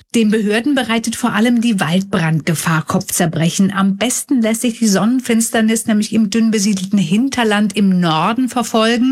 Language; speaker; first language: German; native; German